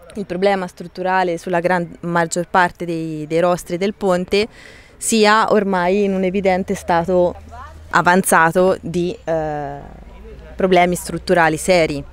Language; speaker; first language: Italian; native; Italian